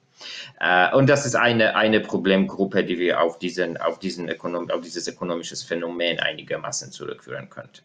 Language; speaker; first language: German; non-native, fluent; Polish